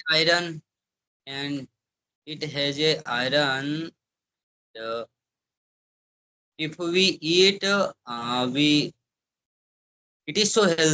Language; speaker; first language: English; non-native, learner; Hindi